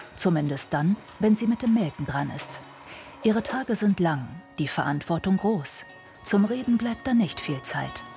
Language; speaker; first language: German; native; German